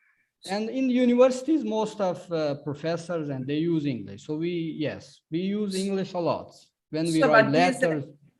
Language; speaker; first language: English; non-native, local second language; Urdu